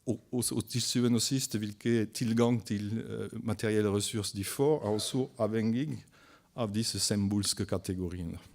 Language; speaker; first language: Norwegian; non-native, fluent; French